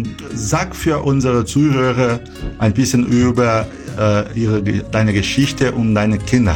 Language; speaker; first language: German; non-native, fluent; Portuguese